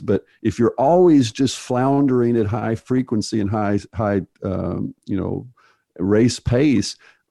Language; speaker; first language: English; native; English